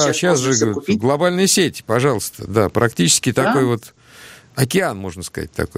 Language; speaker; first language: Russian; native; Russian